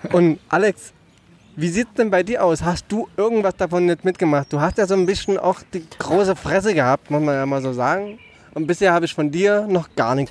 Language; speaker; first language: German; native; German